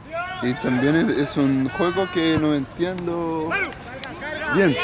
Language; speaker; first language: Spanish; non-native, learner; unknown